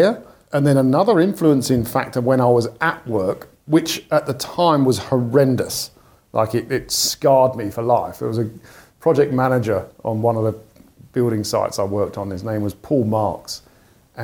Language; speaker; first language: English; native; English